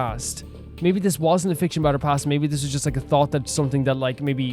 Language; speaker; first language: English; native; English